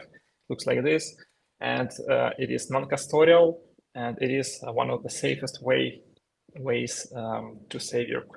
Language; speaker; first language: English; non-native, fluent; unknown